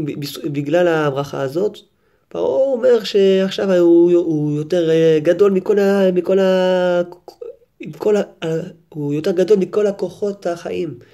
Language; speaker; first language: Hebrew; non-native, fluent; French